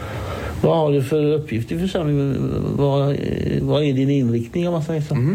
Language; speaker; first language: Swedish; native; Swedish